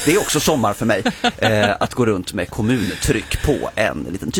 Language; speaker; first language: Swedish; native; Swedish